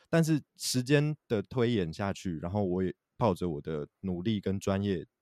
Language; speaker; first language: Chinese; native; Chinese